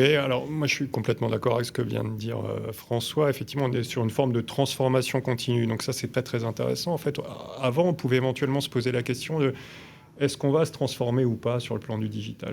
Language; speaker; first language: French; native; French